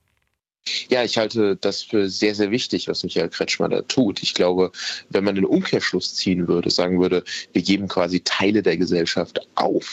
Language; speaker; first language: German; native; German